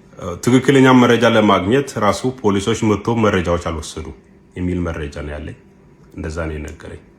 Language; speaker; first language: Amharic; non-native, local second language; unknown